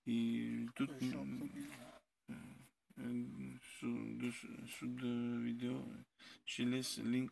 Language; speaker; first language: French; non-native, learner; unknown